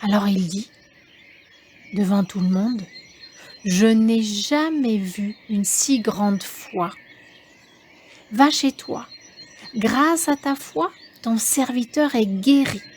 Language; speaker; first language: French; native; French